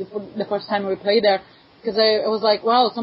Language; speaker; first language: English; non-native, fluent; Portuguese